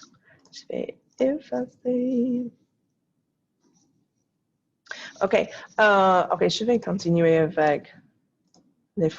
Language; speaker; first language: French; non-native, fluent; English